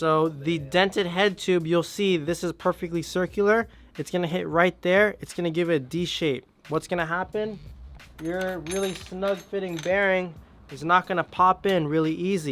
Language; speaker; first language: English; native; English